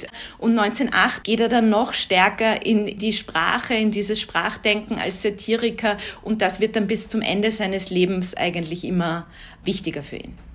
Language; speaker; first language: German; native; German